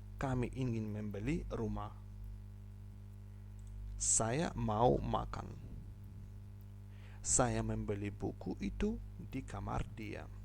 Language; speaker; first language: Indonesian; non-native, learner; Ukrainian